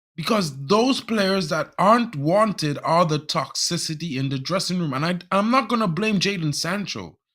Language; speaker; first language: English; native; English